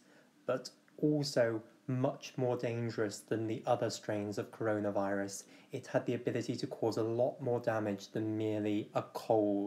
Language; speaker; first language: English; native; English